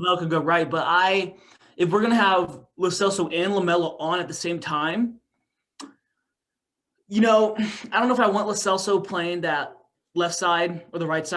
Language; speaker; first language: English; native; English